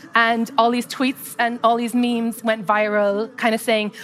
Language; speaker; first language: English; native; English